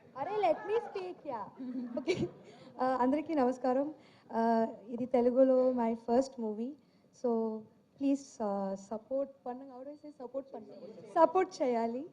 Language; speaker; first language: Telugu; non-native, learner; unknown